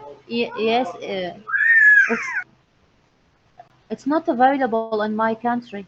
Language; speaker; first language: English; non-native, learner; Arabic